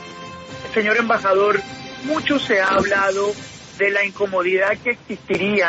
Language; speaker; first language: Spanish; native; Spanish